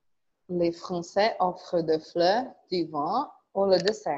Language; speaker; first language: French; non-native, learner; Portuguese